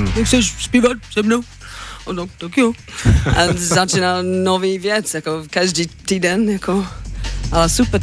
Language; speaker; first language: Czech; non-native, learner; English